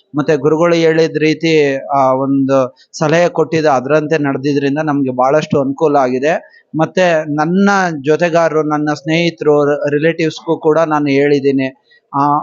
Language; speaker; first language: Kannada; native; Kannada